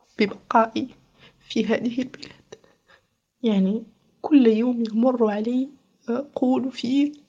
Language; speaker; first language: Arabic; native; Arabic